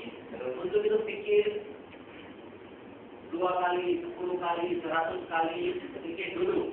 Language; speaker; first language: Indonesian; non-native, learner; Hindi